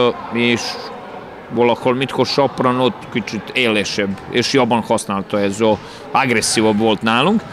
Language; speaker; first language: Hungarian; non-native, learner; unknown